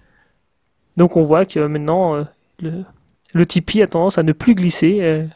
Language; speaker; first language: French; native; French